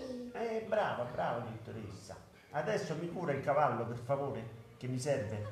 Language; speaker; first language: Italian; native; Italian